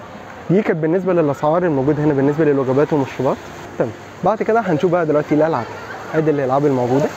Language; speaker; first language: Arabic; native; Arabic